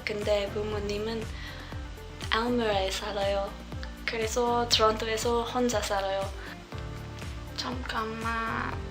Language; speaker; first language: Korean; non-native, learner; English